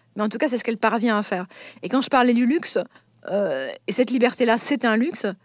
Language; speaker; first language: French; native; French